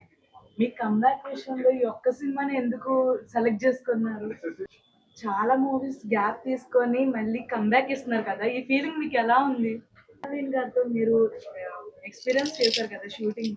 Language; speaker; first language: Telugu; native; Telugu